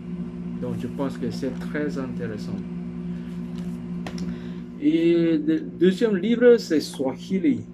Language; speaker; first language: French; non-native, learner; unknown